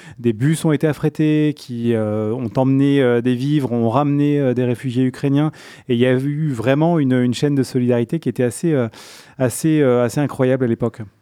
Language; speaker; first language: French; native; French